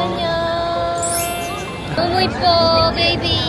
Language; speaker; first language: Korean; non-native, learner; Filipino